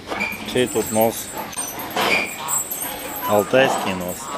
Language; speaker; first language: Russian; native; Russian